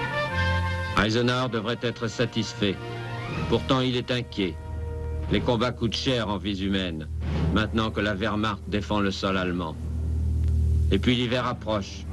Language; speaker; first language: French; native; French